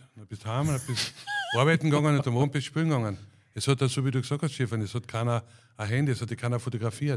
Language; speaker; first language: German; native; German